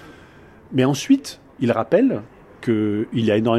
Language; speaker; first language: French; native; French